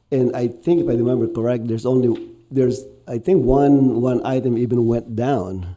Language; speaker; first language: English; non-native, local second language; Filipino